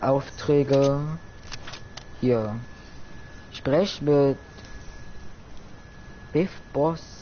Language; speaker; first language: German; native; German